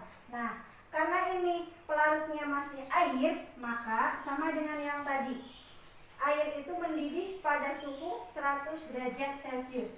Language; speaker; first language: Indonesian; native; Indonesian